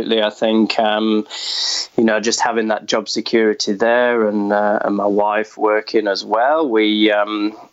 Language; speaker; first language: English; native; English